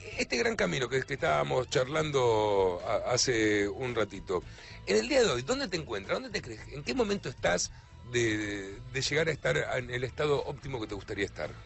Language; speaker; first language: Spanish; native; Spanish